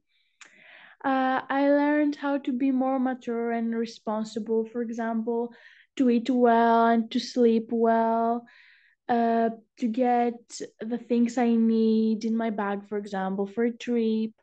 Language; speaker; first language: English; non-native, fluent; Greek